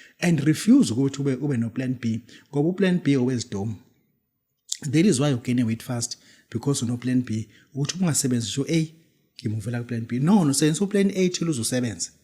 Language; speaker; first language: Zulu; native; Zulu